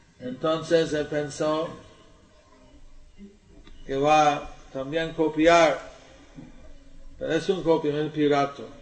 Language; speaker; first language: Spanish; non-native, learner; English